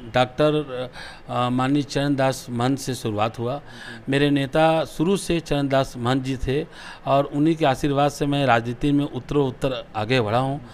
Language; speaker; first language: Hindi; native; Hindi